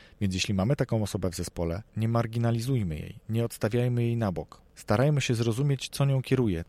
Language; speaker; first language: Polish; native; Polish